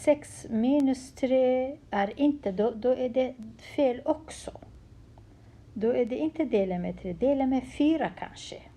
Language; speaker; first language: Swedish; non-native, fluent; Central Kurdish